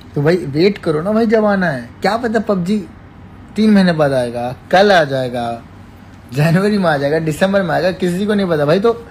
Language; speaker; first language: Hindi; native; Hindi